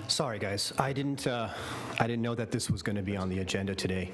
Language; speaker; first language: English; native; English